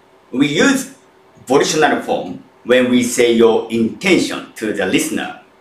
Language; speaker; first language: English; non-native, fluent; Japanese